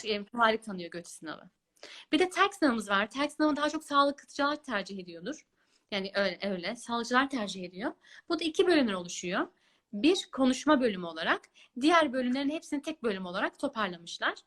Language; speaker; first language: Turkish; early bilingual, other home language; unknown